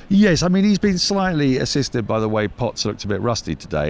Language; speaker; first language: English; native; English